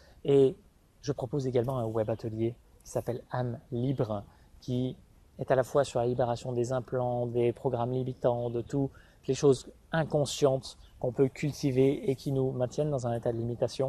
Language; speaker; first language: French; native; French